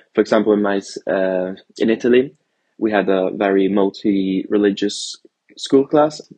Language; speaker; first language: English; early bilingual, other home language; Italian